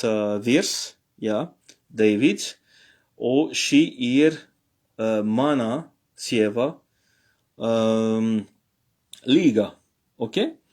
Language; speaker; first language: Latvian; non-native, learner; Morisyen